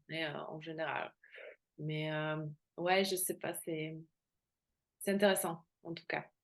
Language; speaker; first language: French; non-native, fluent; Slovak